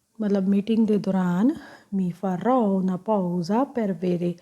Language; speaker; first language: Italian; non-native, learner; Punjabi